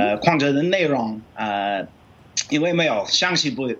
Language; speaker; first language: Chinese; non-native, fluent; English